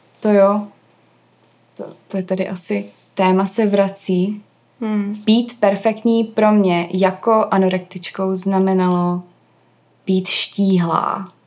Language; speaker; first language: Czech; early bilingual, other home language; English